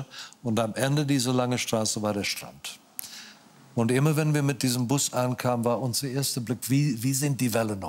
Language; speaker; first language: German; non-native, fluent; English